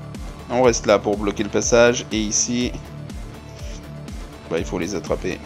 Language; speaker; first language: French; native; French